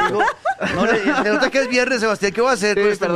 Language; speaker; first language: Spanish; native; Spanish